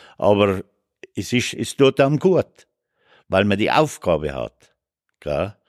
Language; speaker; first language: German; native; German